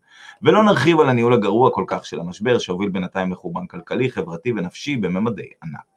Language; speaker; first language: Hebrew; native; Hebrew